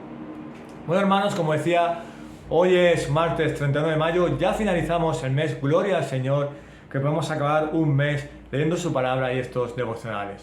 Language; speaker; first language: Spanish; native; Spanish